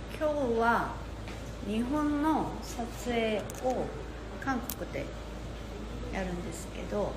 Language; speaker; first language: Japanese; non-native, fluent; Korean